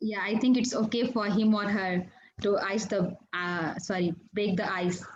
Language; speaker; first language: English; non-native, learner; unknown